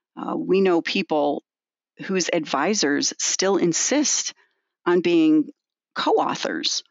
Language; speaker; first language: English; native; English